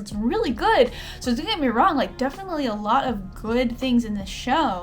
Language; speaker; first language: English; native; English